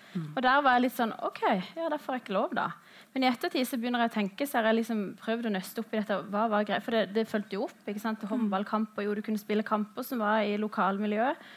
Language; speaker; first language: Norwegian; early bilingual, other home language; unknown